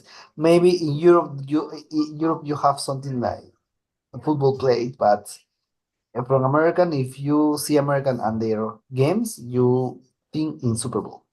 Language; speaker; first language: English; non-native, learner; Spanish